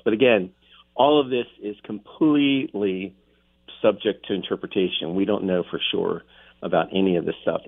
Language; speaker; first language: English; native; English